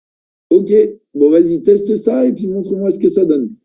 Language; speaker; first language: French; native; French